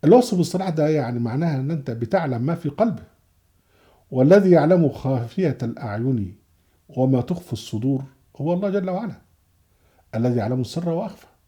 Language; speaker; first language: Arabic; native; Arabic